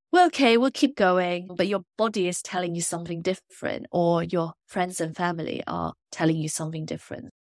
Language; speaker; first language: English; non-native, local second language; Chinese